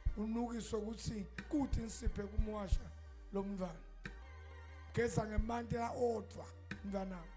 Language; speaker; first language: Zulu; non-native, local second language; Swati